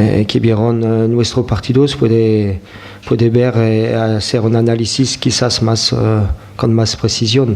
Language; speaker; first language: Spanish; non-native, fluent; French